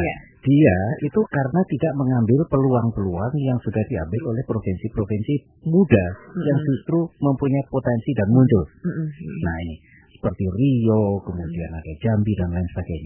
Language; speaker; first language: Indonesian; native; Indonesian